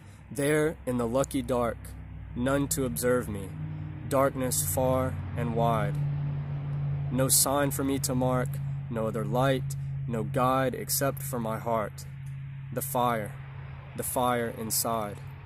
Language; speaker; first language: English; native; English